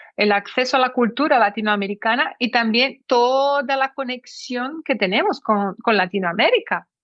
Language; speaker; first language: Spanish; early bilingual, heritage; Portuguese